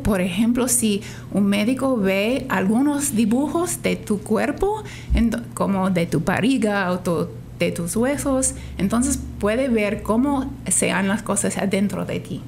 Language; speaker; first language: Spanish; non-native, fluent; English